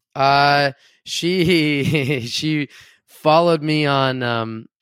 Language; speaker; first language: English; native; English